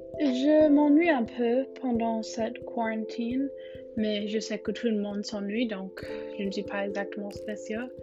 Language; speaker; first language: French; non-native, learner; English